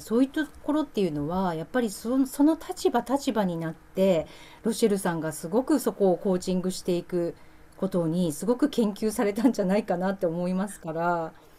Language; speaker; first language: Japanese; native; Japanese